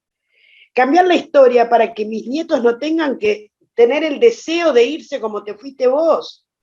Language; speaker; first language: Spanish; native; Spanish